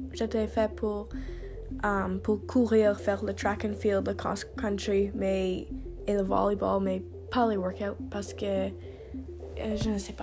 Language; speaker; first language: French; non-native, learner; English